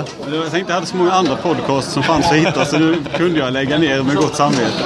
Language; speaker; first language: Swedish; native; Swedish